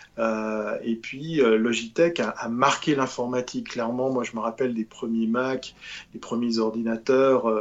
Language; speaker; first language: French; native; French